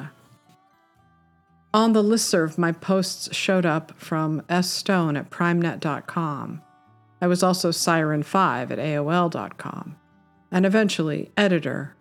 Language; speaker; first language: English; native; English